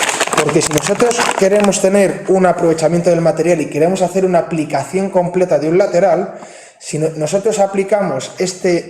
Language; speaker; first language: Spanish; native; Spanish